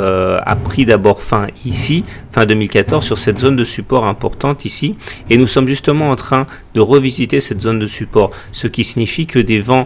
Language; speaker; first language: French; native; French